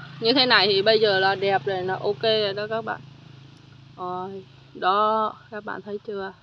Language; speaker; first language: Vietnamese; native; Vietnamese